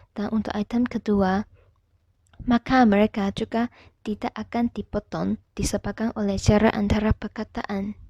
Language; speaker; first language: Malay; non-native, local second language; Chinese